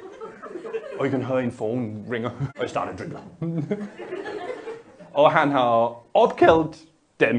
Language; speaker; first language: Danish; non-native, learner; English